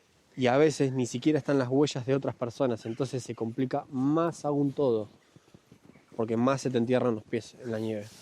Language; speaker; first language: Spanish; native; Spanish